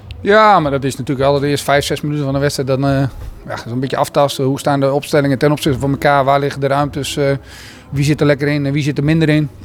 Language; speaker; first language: Dutch; native; Dutch